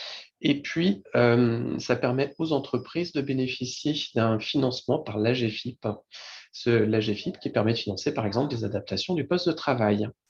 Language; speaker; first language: French; native; French